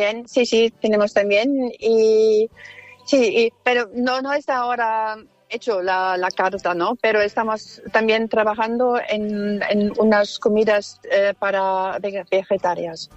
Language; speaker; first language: Spanish; non-native, fluent; German